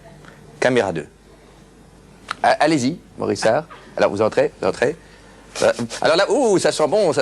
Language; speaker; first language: French; native; French